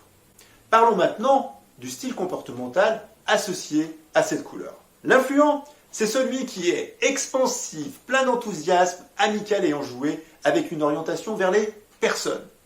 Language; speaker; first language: French; native; French